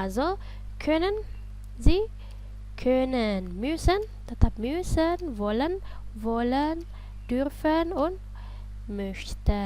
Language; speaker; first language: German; non-native, fluent; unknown